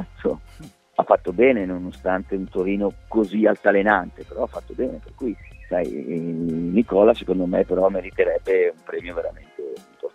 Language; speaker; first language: Italian; native; Italian